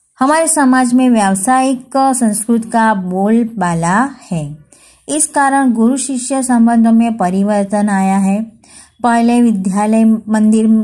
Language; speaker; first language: Hindi; non-native, local second language; Gujarati